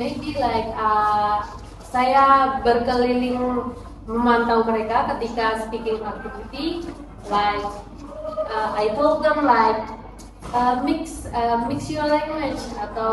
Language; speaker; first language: English; non-native, learner; Indonesian